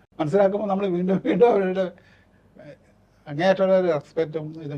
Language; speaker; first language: Malayalam; native; Malayalam